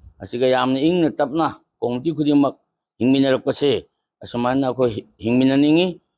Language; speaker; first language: Manipuri; native; Manipuri